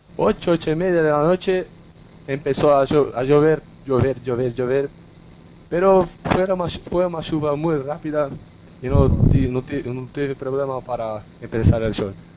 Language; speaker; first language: Portuguese; non-native, learner; Spanish